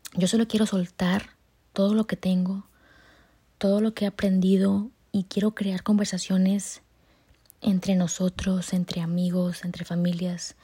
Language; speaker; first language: Spanish; early bilingual, heritage; Spanish